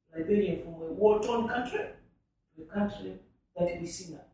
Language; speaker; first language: English; non-native, local second language; Nyanja